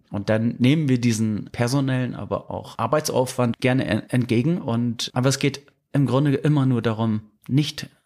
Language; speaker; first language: German; native; German